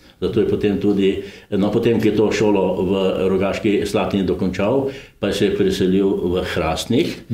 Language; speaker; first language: Slovenian; native; Slovenian